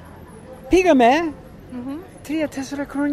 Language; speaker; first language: Greek; non-native, learner; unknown